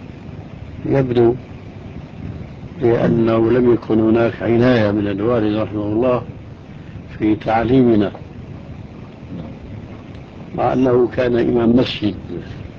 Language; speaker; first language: Arabic; early bilingual, other home language; Albanian